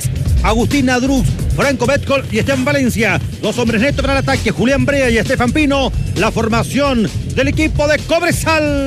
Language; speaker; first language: Spanish; native; Spanish